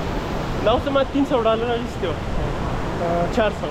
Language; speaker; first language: Russian; non-native, learner; Pashto